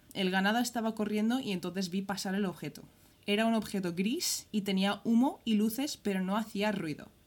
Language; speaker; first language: Spanish; early bilingual, other home language; English